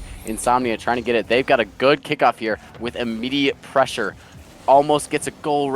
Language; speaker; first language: English; native; English